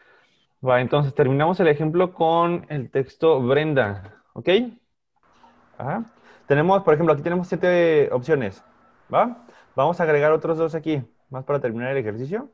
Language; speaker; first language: Spanish; native; Spanish